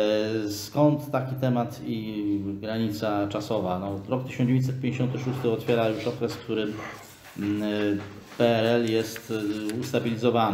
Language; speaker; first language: Polish; native; Polish